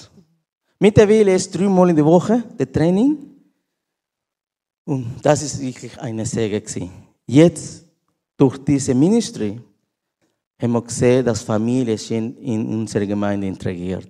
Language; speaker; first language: German; non-native, learner; Spanish